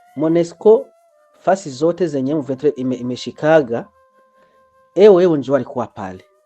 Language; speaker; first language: Swahili; non-native, local second language; Rundi